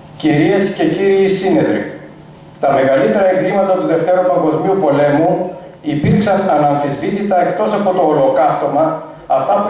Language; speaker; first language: Greek; native; Greek